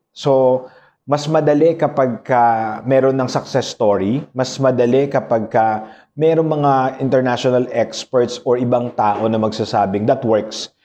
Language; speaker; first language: Filipino; non-native, local second language; Pampanga